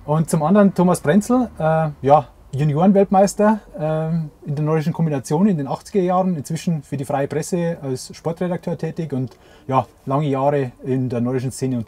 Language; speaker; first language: German; native; German